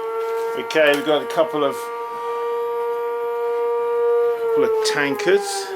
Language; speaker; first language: English; native; English